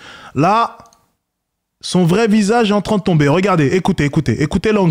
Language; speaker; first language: French; native; French